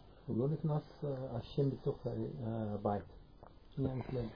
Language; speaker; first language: Hebrew; non-native, learner; English